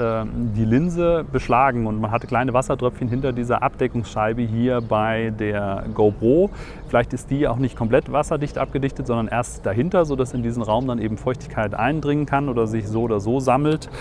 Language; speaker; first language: German; native; German